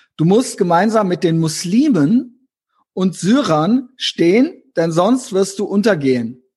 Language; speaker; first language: German; native; German